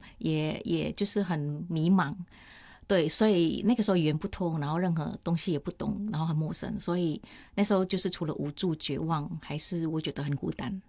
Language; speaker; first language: Chinese; early bilingual, heritage; Chinese